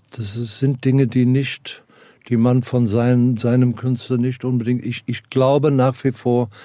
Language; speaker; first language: German; non-native, fluent; Afrikaans